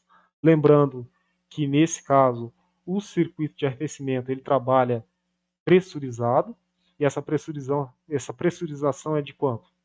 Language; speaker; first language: Portuguese; native; Portuguese